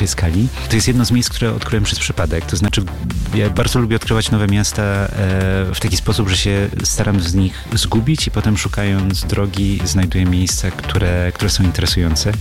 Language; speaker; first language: Polish; native; Polish